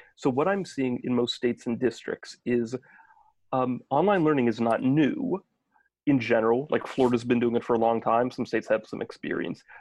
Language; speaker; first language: English; native; English